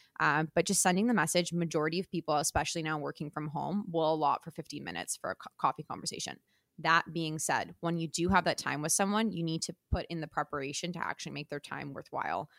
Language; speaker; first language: English; native; English